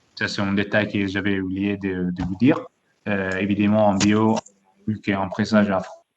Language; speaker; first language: French; non-native, fluent; Italian